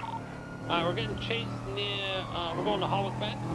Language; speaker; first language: English; native; English